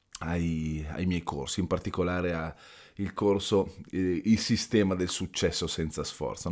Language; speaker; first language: Italian; native; Italian